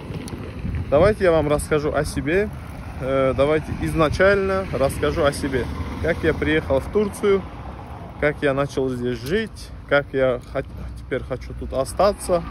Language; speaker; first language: Russian; non-native, local second language; Turkish